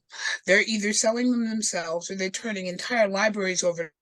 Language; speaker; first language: English; native; English